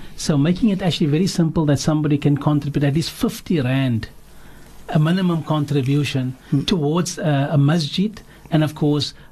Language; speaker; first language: English; native; English